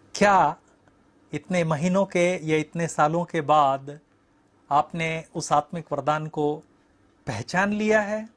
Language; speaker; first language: Hindi; native; Hindi